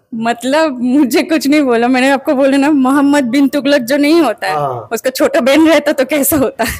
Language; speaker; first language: Hindi; non-native, local second language; Bangla